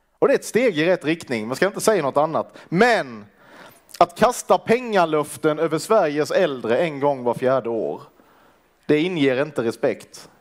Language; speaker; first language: Swedish; native; Swedish